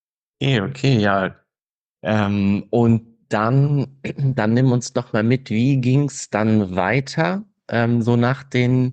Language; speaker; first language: German; native; German